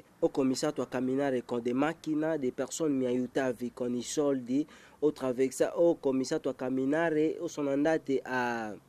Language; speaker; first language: Italian; non-native, learner; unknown